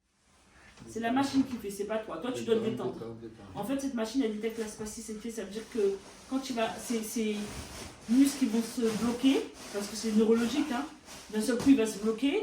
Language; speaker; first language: French; native; French